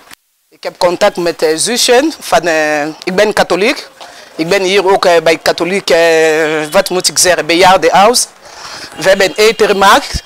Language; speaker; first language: Dutch; non-native, learner; Lingala